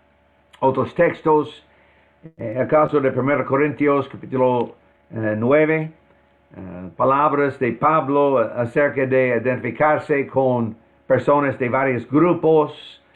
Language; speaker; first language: Spanish; non-native, fluent; English